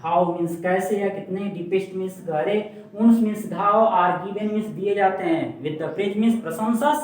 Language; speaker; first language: Hindi; native; Hindi